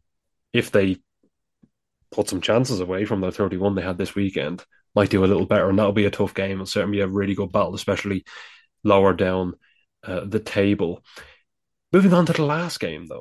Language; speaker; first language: English; native; English